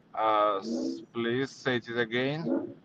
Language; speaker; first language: English; non-native, learner; Russian